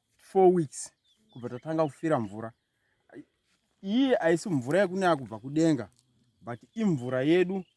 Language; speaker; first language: Shona; native; Shona